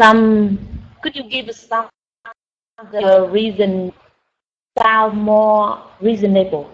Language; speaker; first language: English; non-native, learner; Vietnamese